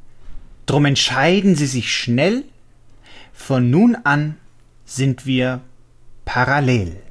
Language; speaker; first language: German; native; German